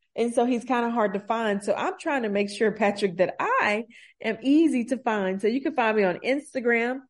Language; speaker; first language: English; native; English